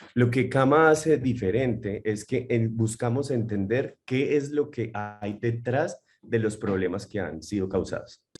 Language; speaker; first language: Spanish; native; Spanish